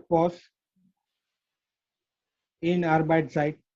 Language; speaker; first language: German; non-native, learner; Gujarati